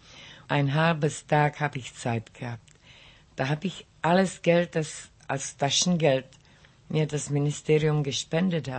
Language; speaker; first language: German; non-native, local second language; Czech